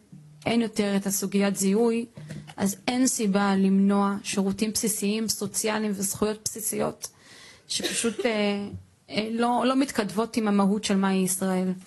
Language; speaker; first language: Hebrew; native; Hebrew